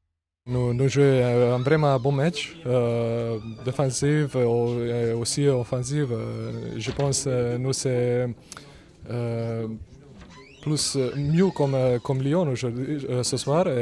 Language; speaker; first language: French; non-native, learner; Slovenian